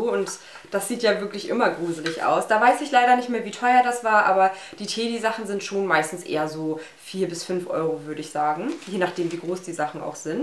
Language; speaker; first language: German; native; German